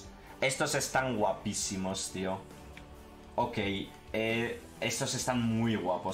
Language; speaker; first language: Spanish; native; Spanish